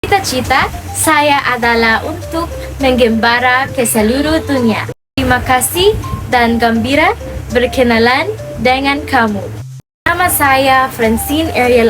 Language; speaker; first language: Indonesian; non-native, learner; Filipino